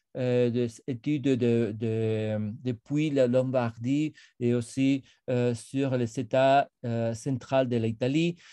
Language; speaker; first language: French; non-native, fluent; Spanish